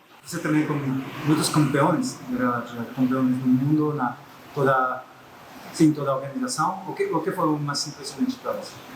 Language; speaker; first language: Portuguese; non-native, learner; French